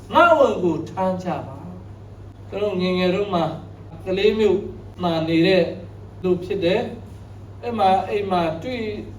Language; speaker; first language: Burmese; non-native, local second language; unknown